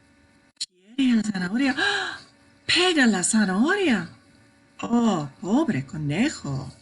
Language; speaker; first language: Spanish; non-native, fluent; English